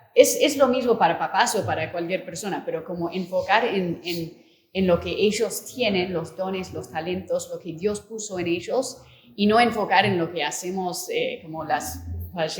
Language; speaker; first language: Spanish; non-native, fluent; English